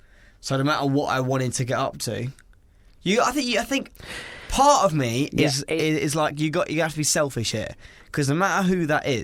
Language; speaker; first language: English; native; English